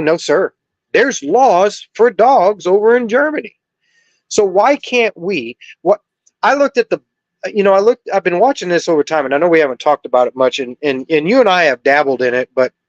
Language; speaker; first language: English; native; English